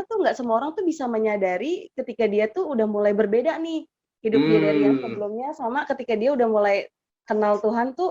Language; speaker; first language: Indonesian; native; Indonesian